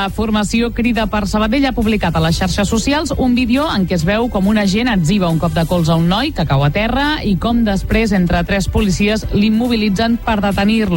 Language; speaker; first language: Catalan; native; Catalan